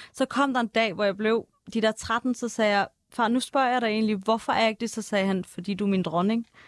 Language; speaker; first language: Danish; native; Danish